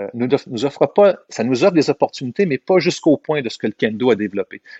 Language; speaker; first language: French; native; French